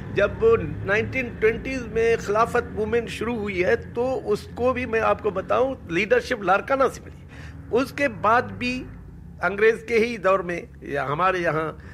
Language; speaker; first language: Urdu; non-native, local second language; Sindhi